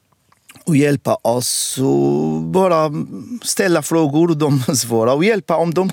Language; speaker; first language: Swedish; non-native, fluent; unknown